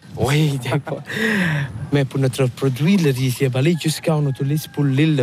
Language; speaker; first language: French; non-native, learner; Balinese